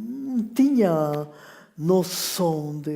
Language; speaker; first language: Portuguese; non-native, fluent; French